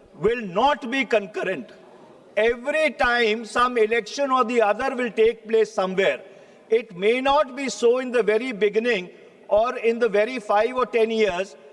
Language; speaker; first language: English; non-native, local second language; Hindi